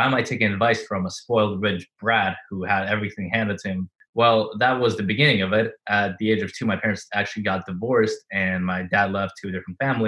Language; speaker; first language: English; non-native, fluent; Russian